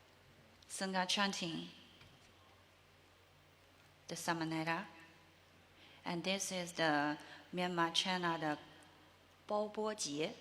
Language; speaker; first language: English; non-native, learner; Chinese